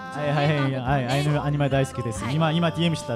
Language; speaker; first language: Japanese; non-native, learner; Korean